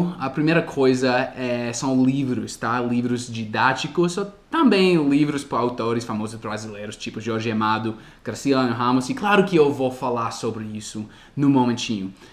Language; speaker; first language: Portuguese; non-native, fluent; English